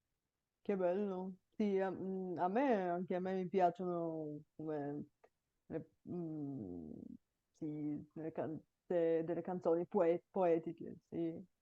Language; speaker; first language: Italian; non-native, learner; Bulgarian